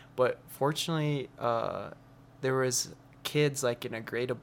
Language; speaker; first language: English; early bilingual, other home language; Spanish